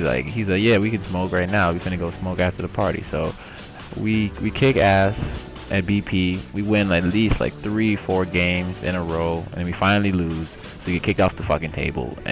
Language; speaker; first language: English; native; English